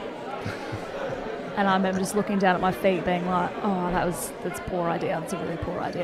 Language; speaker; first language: English; native; English